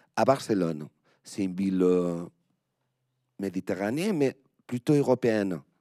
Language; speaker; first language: French; non-native, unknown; Spanish